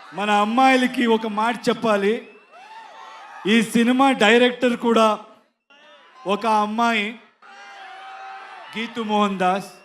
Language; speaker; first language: Telugu; non-native, learner; Kannada